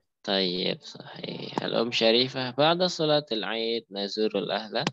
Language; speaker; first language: Arabic; non-native, fluent; Indonesian